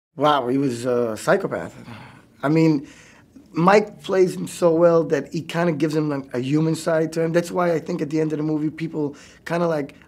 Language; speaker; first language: English; native; English